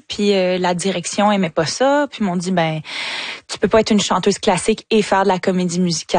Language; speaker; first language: French; native; French